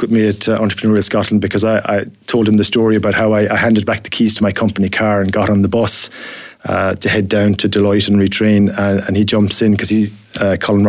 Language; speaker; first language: English; native; English